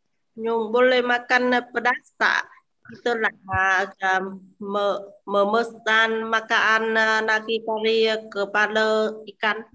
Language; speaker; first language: Indonesian; non-native, learner; Vietnamese